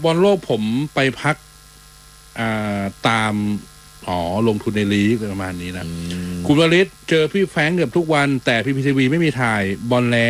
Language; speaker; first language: Thai; native; Thai